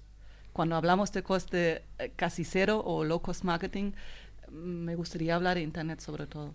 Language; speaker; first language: Spanish; non-native, fluent; German